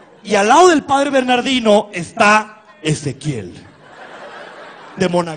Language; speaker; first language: Spanish; native; Spanish